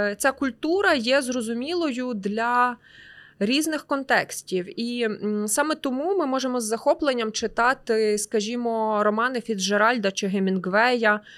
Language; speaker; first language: Ukrainian; native; Ukrainian